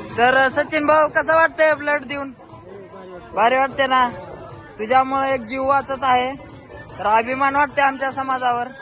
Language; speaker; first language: Marathi; non-native, local second language; Lambadi